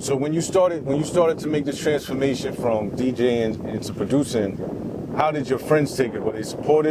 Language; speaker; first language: English; native; English